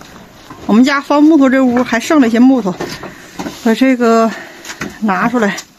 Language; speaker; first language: Chinese; native; Chinese